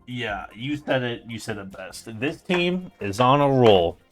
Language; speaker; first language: English; native; English